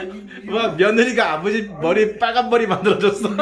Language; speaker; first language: Korean; native; Korean